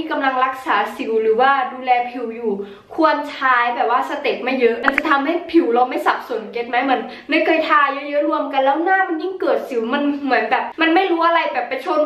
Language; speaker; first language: Thai; native; Thai